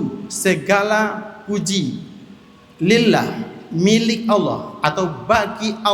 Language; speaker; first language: Indonesian; native; Indonesian